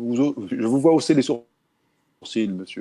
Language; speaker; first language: French; native; French